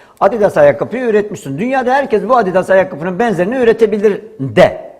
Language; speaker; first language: Turkish; native; Turkish